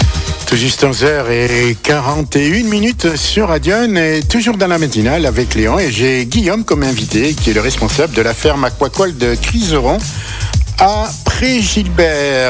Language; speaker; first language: French; native; French